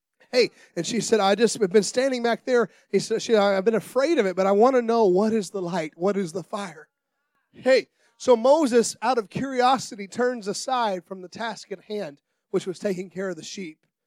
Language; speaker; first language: English; native; English